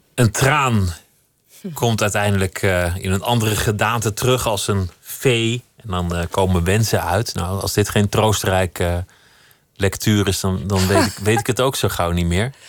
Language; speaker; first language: Dutch; native; Dutch